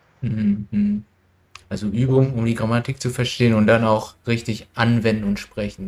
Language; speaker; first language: German; non-native, learner; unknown